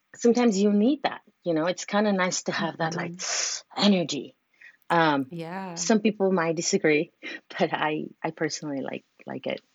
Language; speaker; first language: English; non-native, fluent; Spanish